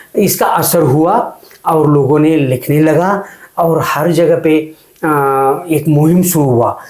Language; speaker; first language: Hindi; non-native, local second language; Kannada